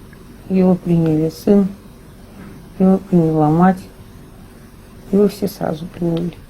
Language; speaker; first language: Russian; native; Russian